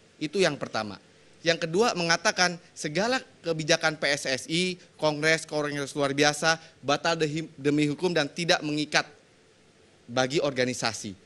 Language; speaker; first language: Indonesian; native; Indonesian